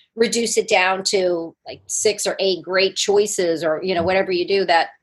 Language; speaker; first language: English; native; English